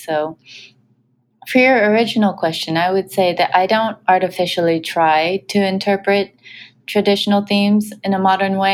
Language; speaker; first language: English; native; English